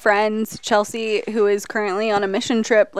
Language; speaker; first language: English; native; English